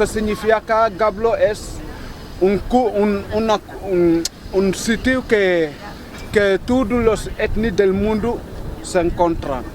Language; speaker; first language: Spanish; non-native, fluent; Wolof